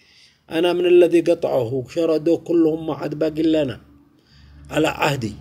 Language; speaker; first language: Arabic; native; Arabic